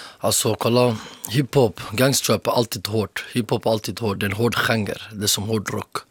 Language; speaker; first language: Swedish; early bilingual, other home language; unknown